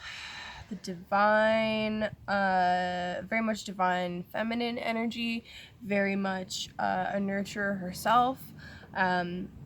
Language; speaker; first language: English; native; English